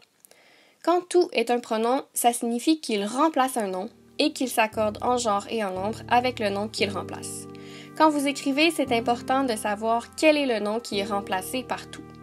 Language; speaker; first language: French; native; French